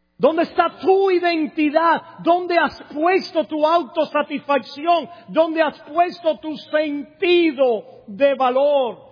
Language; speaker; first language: Spanish; native; Spanish